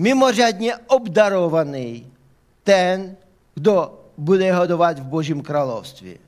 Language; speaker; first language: Czech; non-native, fluent; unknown